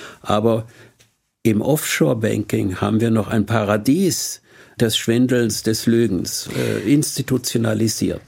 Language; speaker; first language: German; native; German